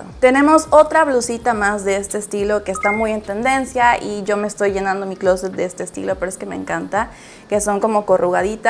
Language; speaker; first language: Spanish; native; Spanish